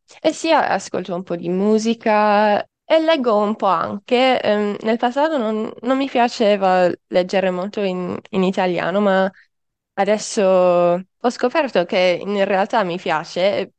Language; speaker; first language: Italian; non-native, fluent; English